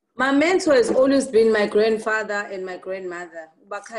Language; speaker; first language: English; non-native, local second language; Zulu